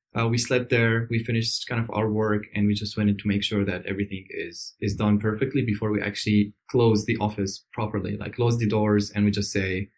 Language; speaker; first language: English; non-native, fluent; Arabic